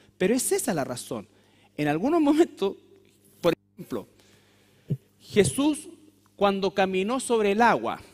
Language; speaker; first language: Spanish; native; Spanish